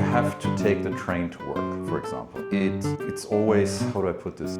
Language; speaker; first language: English; non-native, fluent; German